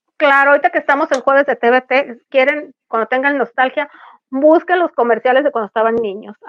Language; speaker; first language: Spanish; native; Spanish